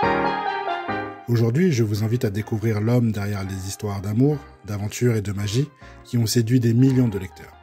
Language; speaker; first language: French; native; French